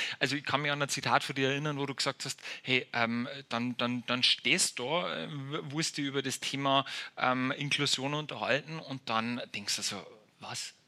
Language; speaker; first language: German; native; German